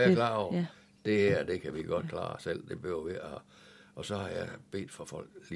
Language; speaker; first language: Danish; native; Danish